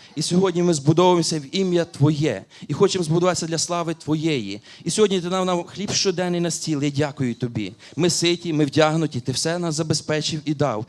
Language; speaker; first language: Ukrainian; native; Ukrainian